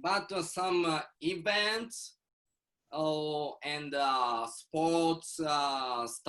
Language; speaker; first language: English; non-native, learner; Japanese